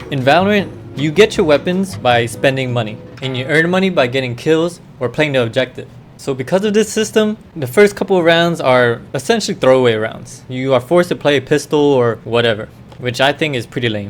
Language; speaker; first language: English; native; English